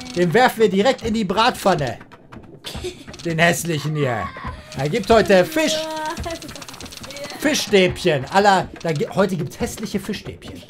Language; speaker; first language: German; native; German